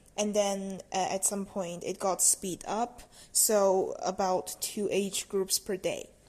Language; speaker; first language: English; non-native, fluent; Chinese